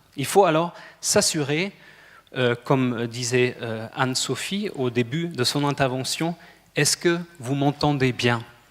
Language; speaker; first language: French; non-native, fluent; German